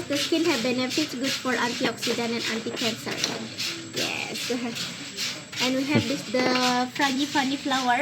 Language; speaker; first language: English; non-native, local second language; Indonesian